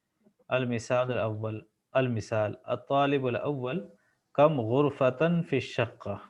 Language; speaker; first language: Arabic; non-native, fluent; Urdu